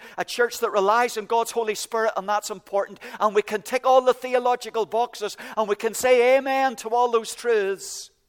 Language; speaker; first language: English; native; English